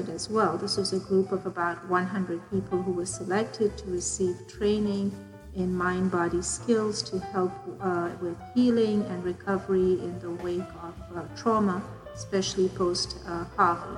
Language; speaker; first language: English; non-native, local second language; Urdu